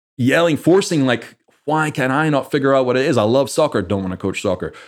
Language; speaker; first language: English; native; English